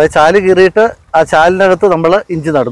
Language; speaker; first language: Malayalam; native; Malayalam